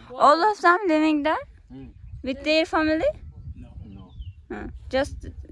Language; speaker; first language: English; non-native, learner; Turkish